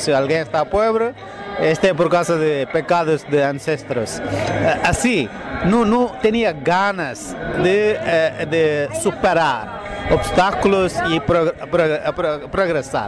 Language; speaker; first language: Spanish; non-native, fluent; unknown